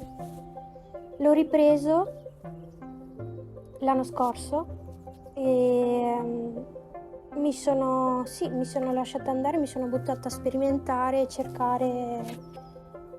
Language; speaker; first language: Italian; non-native, fluent; Macedonian